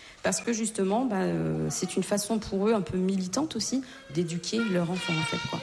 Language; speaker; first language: French; native; French